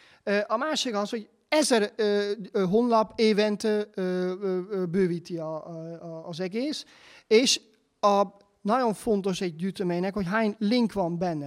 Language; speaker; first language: Hungarian; non-native, fluent; Dutch